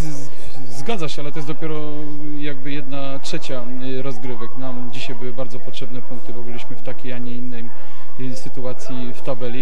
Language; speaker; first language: Polish; native; Polish